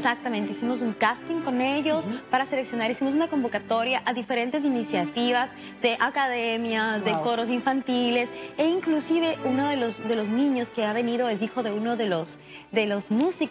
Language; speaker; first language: Spanish; native; Spanish